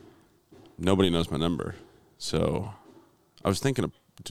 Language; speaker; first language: English; native; English